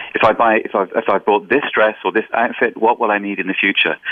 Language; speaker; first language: English; native; English